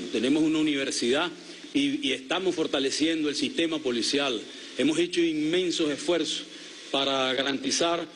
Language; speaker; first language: Spanish; native; Spanish